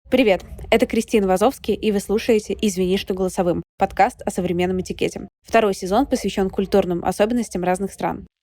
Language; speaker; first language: Russian; native; Russian